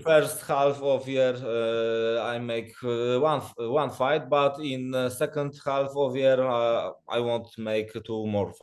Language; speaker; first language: English; non-native, learner; Polish